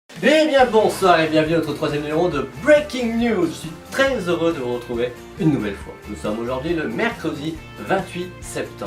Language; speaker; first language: French; native; French